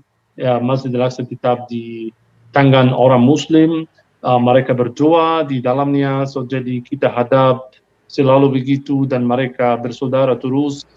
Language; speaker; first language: Indonesian; non-native, fluent; Hebrew